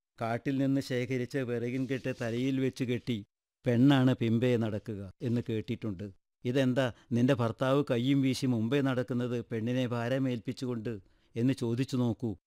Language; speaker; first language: Malayalam; native; Malayalam